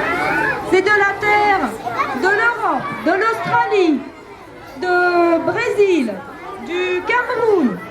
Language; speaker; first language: French; non-native, fluent; Romanian